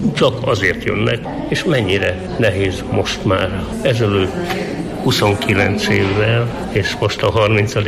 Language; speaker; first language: Hungarian; native; Hungarian